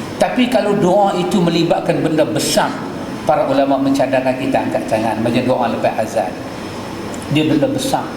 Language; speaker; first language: Malay; native; Malay